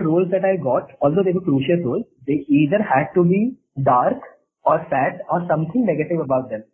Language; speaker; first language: English; non-native, local second language; Malayalam